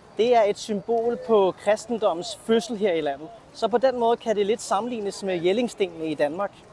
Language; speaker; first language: Danish; native; Danish